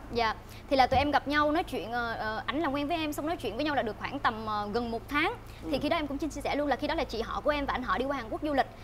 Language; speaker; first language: Vietnamese; native; Vietnamese